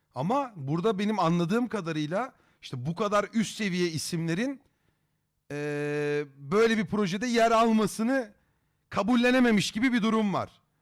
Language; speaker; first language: Turkish; native; Turkish